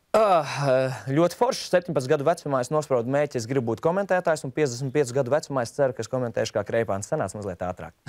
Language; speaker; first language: Latvian; native; Latvian